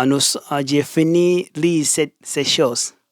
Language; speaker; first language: French; non-native, learner; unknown